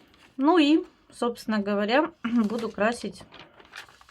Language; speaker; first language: Russian; native; Russian